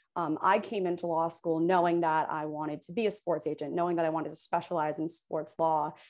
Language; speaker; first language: English; native; English